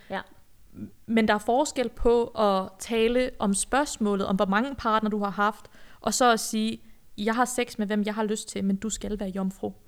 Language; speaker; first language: Danish; early bilingual, other home language; Persian